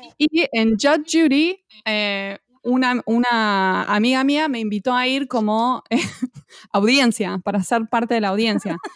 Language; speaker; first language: Spanish; native; Spanish